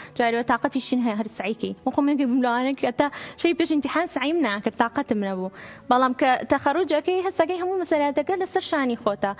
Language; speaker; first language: Central Kurdish; native; Central Kurdish